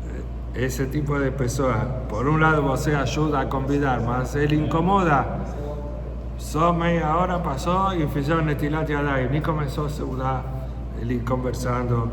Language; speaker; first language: Portuguese; non-native, fluent; Spanish